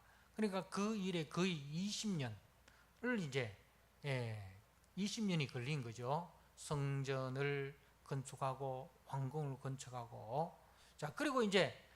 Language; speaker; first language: Korean; native; Korean